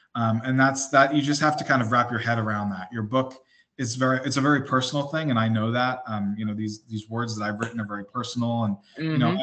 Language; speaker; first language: English; native; English